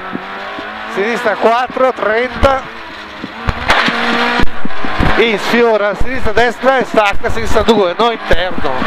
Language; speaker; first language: Italian; native; Italian